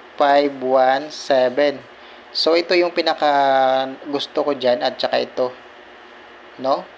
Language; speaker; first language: Filipino; non-native, local second language; Cebuano